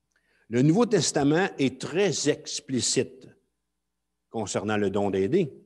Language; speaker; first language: French; native; French